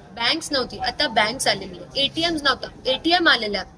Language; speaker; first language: Marathi; non-native, local second language; Urdu